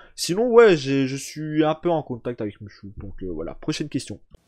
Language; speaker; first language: French; early bilingual, other home language; Turkish